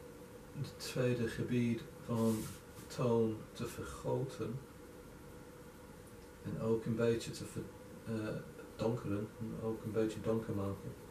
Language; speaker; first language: Dutch; non-native, fluent; English